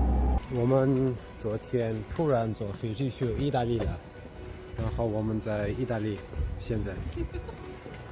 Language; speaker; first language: Chinese; non-native, learner; Mongolian